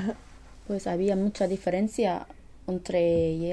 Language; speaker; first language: Spanish; non-native, learner; English